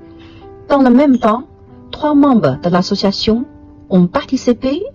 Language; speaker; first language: French; non-native, fluent; Chinese